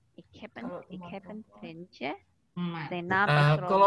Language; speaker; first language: Dutch; non-native, learner; Indonesian